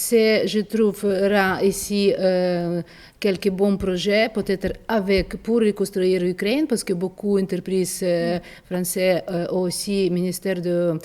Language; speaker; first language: French; non-native, fluent; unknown